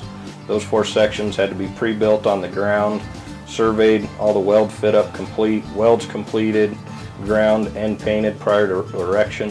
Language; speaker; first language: English; native; English